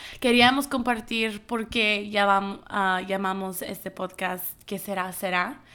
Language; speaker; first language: Spanish; early bilingual, heritage; Spanish